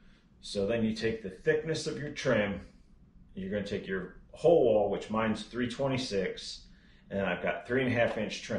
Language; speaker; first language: English; native; English